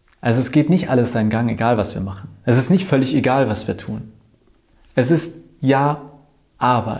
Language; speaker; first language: German; native; German